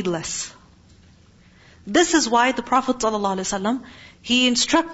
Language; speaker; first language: English; non-native, local second language; Urdu